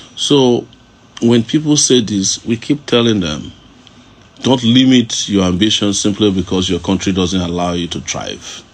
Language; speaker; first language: English; non-native, local second language; Yoruba